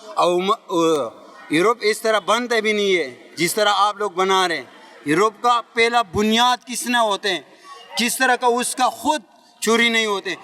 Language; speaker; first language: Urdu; non-native, local second language; Pashto